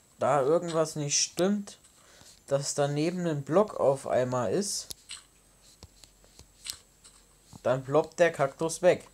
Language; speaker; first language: German; native; German